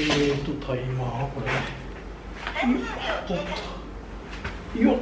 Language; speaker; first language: Japanese; native; Japanese